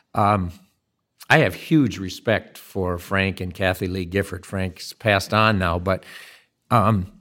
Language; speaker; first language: English; native; English